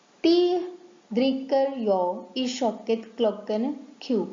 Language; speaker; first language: Swedish; non-native, learner; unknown